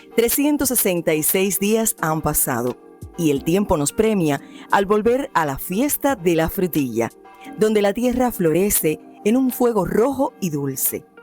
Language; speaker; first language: Spanish; native; Spanish